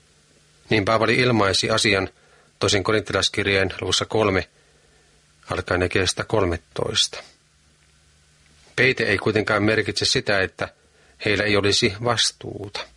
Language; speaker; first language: Finnish; native; Finnish